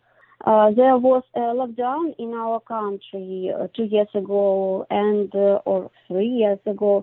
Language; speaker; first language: English; non-native, learner; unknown